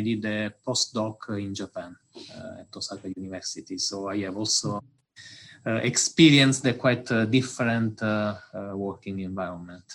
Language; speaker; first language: English; non-native, fluent; Italian